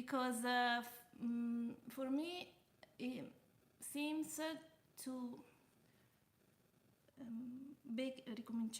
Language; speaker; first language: English; non-native, learner; Italian